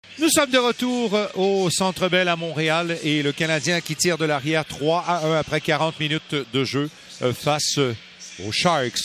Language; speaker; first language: French; native; French